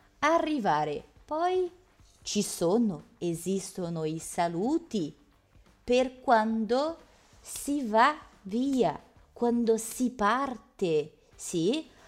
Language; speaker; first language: Italian; native; Italian